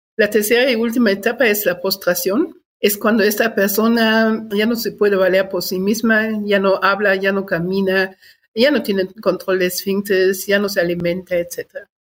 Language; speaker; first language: Spanish; non-native, fluent; German